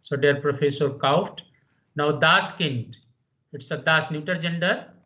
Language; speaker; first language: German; non-native, fluent; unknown